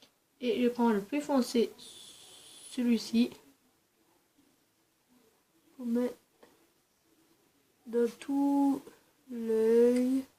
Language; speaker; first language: French; early bilingual, other home language; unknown